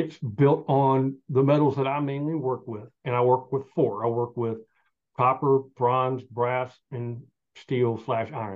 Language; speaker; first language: English; native; English